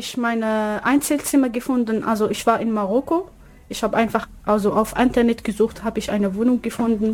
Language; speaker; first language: German; non-native, learner; Arabic